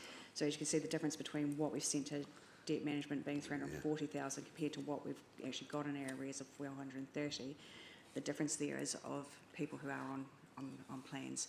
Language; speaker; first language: English; native; English